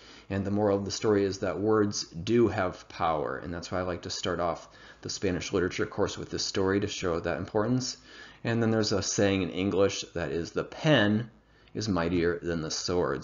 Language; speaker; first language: English; native; English